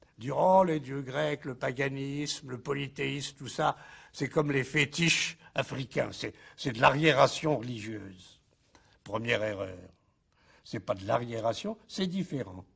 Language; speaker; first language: French; native; French